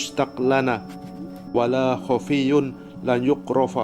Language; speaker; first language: Arabic; non-native, learner; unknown